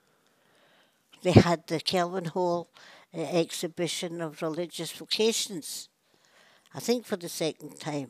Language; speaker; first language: English; native; English